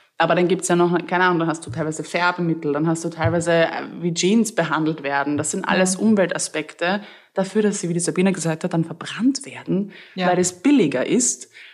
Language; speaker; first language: German; native; German